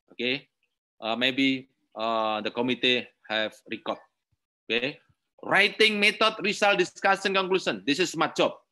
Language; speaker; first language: English; non-native, learner; Indonesian